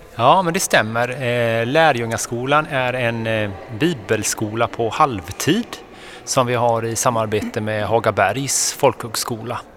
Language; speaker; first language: Swedish; native; Swedish